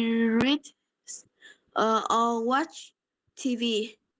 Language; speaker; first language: English; non-native, learner; Polish